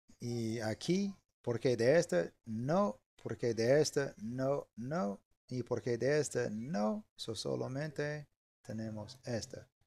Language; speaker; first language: Spanish; non-native, learner; English